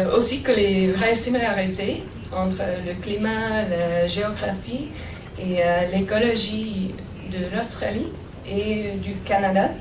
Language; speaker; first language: French; non-native, fluent; English